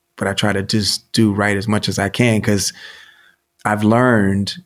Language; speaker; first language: English; native; English